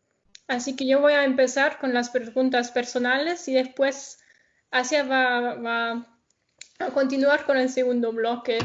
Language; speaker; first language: Spanish; non-native, fluent; German